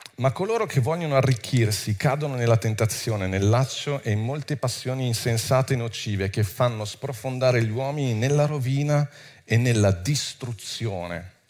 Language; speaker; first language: Italian; non-native, fluent; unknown